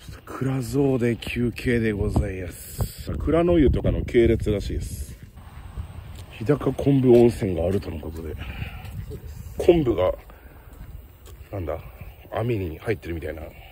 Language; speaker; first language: Japanese; native; Japanese